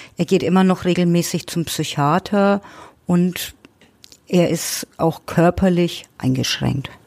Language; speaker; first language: German; native; German